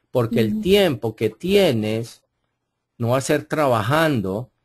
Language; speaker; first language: Spanish; early bilingual, heritage; Spanish